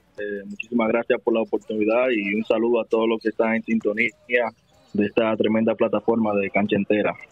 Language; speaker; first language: Spanish; native; Spanish